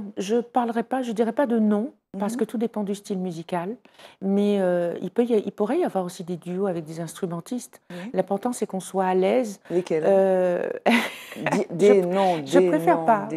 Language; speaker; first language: French; native; French